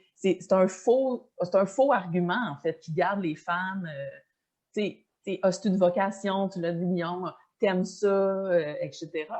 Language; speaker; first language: French; native; French